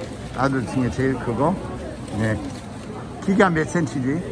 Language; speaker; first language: Korean; non-native, fluent; English